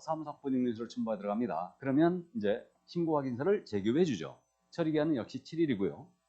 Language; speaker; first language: Korean; native; Korean